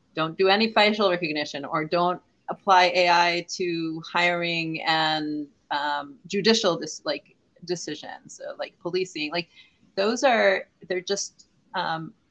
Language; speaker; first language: English; non-native, fluent; Hebrew